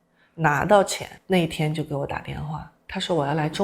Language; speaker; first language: Chinese; native; Chinese